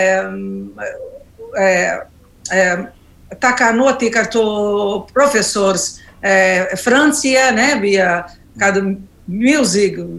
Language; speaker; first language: Latvian; non-native, learner; Portuguese